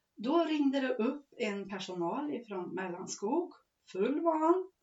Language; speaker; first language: Swedish; native; Swedish